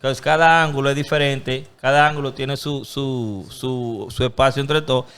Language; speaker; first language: Spanish; early bilingual, other home language; English